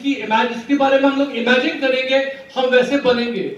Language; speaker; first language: Hindi; native; Hindi